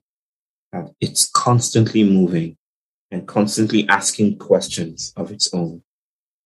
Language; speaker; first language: English; non-native, local second language; Yoruba